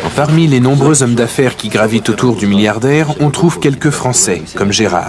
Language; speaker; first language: French; native; French